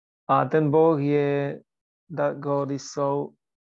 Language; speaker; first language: English; non-native, fluent; Slovak